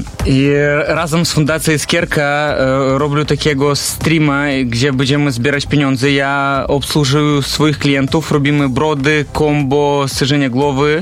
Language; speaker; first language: Polish; non-native, learner; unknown